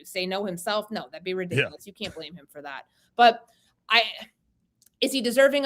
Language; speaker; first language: English; native; English